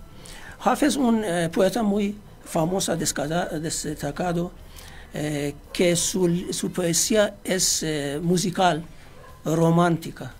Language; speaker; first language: Spanish; non-native, fluent; Persian